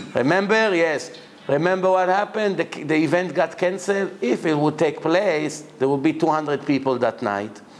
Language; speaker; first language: English; non-native, fluent; Hebrew